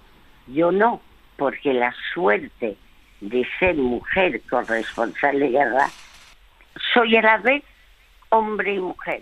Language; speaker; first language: Spanish; early bilingual, other home language; French